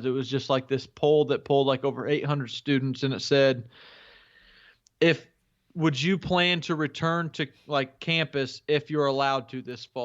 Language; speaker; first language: English; native; English